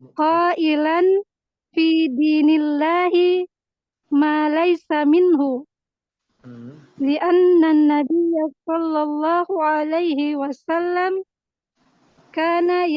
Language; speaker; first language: Arabic; non-native, learner; Indonesian